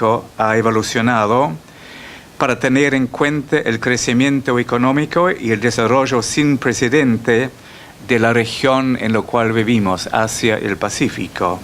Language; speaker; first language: Spanish; non-native, fluent; English